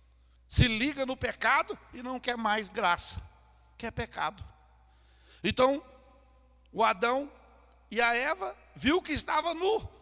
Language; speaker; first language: Portuguese; native; Portuguese